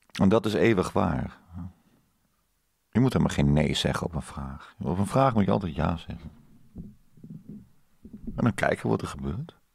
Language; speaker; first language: Dutch; native; Dutch